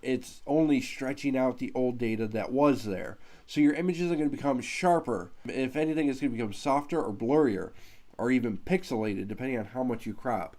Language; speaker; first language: English; native; English